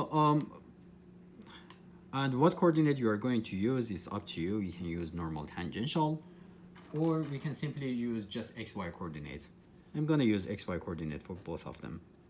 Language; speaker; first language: English; non-native, fluent; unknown